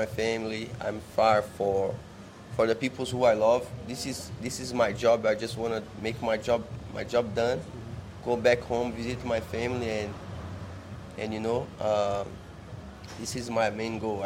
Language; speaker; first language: English; non-native, learner; Portuguese